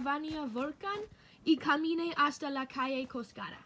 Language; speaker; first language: Spanish; non-native, learner; English